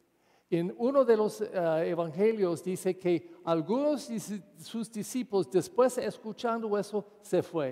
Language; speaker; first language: Spanish; non-native, fluent; English